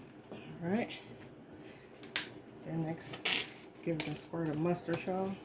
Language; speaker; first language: English; native; English